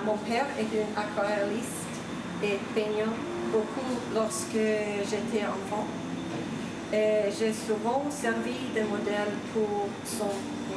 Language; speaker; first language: French; non-native, fluent; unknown